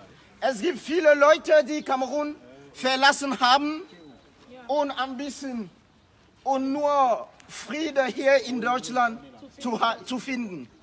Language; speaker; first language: German; non-native, fluent; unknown